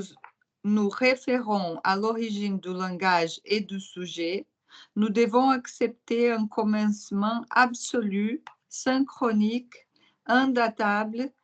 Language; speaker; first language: French; non-native, fluent; Portuguese